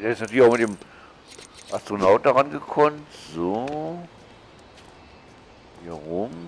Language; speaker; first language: German; native; German